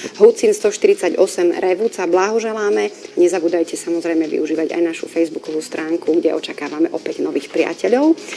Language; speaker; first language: Slovak; native; Slovak